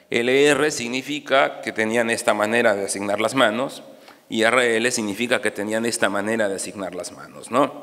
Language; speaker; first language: Spanish; native; Spanish